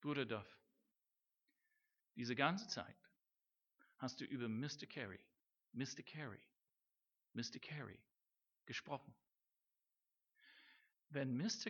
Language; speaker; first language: German; non-native, fluent; English